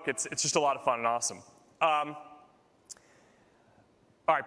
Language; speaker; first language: English; native; English